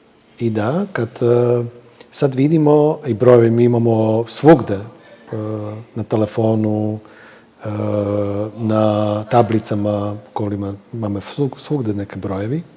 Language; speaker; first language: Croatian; non-native, fluent; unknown